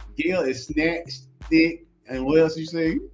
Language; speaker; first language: English; native; English